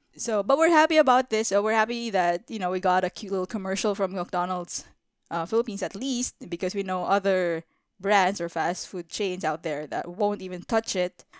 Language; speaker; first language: English; non-native, local second language; Filipino